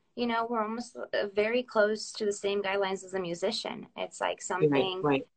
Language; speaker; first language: English; early bilingual, other home language; Russian